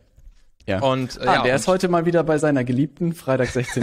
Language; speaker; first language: German; native; German